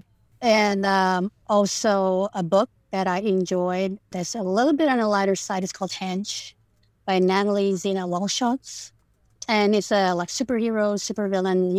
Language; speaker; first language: English; non-native, fluent; Indonesian